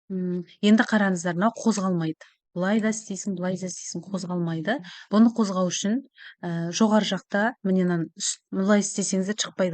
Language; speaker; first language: Kazakh; native; Kazakh